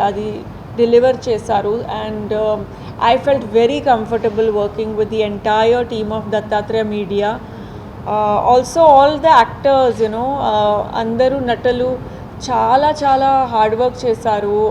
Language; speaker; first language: Telugu; non-native, fluent; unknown